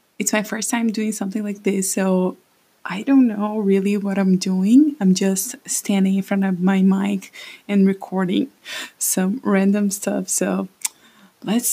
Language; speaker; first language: English; non-native, fluent; Portuguese